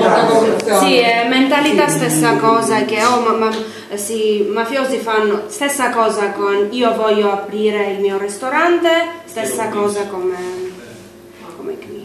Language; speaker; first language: Italian; non-native, learner; Armenian